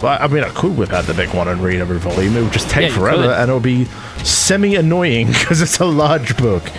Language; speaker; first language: English; native; English